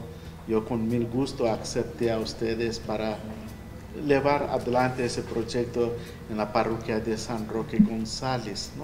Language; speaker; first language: Spanish; non-native, fluent; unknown